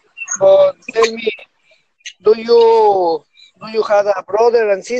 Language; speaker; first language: English; non-native, learner; Spanish